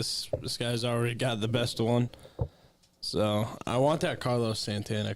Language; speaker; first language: English; native; English